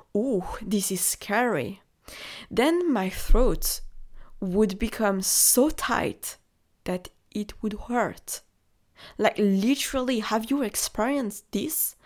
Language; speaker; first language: English; non-native, fluent; French